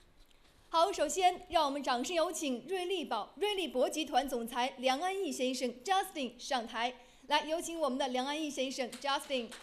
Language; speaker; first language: Chinese; native; Chinese